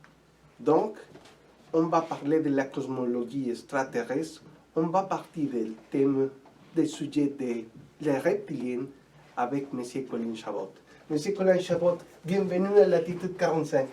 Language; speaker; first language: French; non-native, fluent; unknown